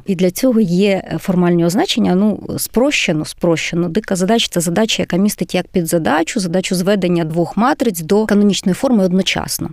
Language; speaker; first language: Ukrainian; native; Ukrainian